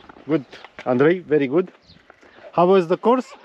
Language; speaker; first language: English; non-native, learner; Romanian